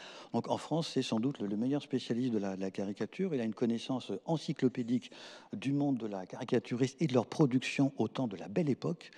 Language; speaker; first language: French; native; French